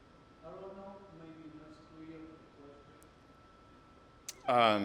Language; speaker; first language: English; non-native, learner; Spanish